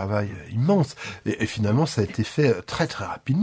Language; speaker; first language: French; native; French